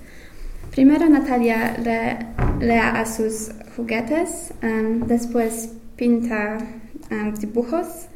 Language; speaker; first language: Spanish; non-native, learner; English